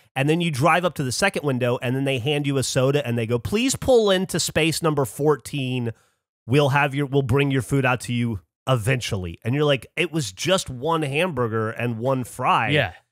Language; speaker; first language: English; native; English